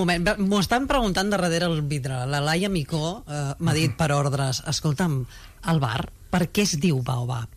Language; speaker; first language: Catalan; native; Catalan